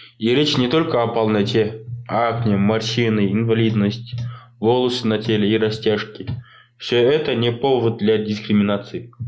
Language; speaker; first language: Russian; non-native, local second language; Kazakh